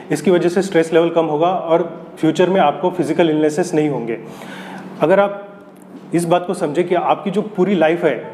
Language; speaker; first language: Hindi; non-native, local second language; Marathi